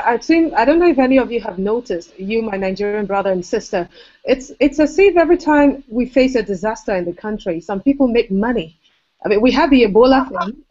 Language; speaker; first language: English; non-native, local second language; Igbo